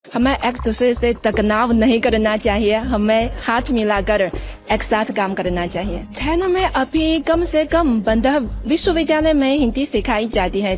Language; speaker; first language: Hindi; non-native, fluent; Chinese